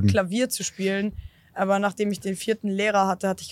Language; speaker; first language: German; native; German